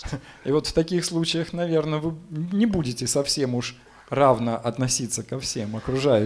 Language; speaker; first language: Russian; native; Russian